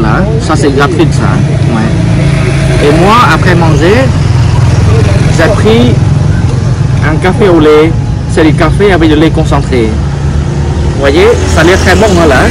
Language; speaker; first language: French; non-native, fluent; Khmer